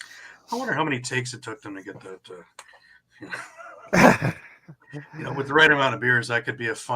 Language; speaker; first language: English; native; English